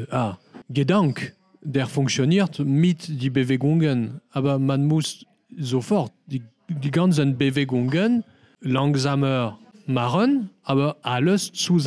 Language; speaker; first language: German; non-native, learner; French